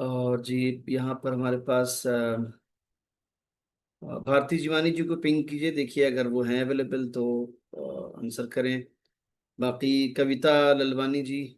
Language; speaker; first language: Hindi; native; Hindi